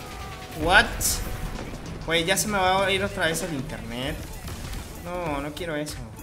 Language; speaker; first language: Spanish; native; Spanish